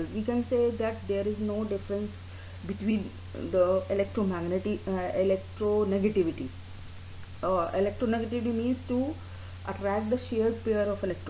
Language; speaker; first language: English; non-native, local second language; Hindi